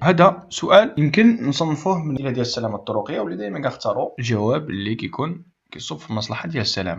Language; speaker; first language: Arabic; native; Arabic